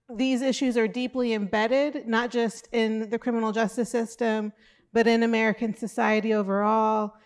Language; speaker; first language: English; native; English